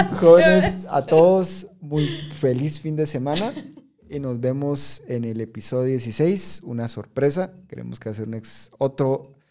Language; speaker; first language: Spanish; native; Spanish